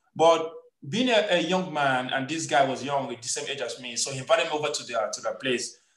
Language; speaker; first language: English; non-native, local second language; Igbo